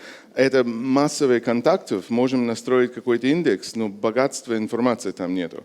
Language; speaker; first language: Russian; non-native, fluent; English